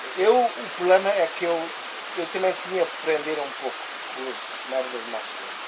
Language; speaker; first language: Portuguese; early bilingual, heritage; Portuguese